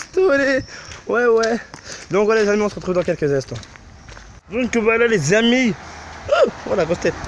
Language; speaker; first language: French; native; French